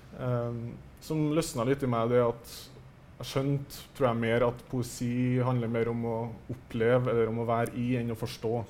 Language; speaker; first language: Norwegian; native; Norwegian